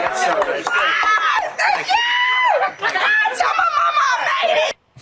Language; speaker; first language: English; native; English